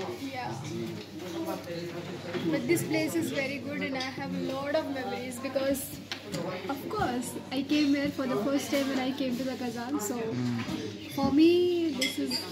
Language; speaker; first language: English; non-native, local second language; Hindi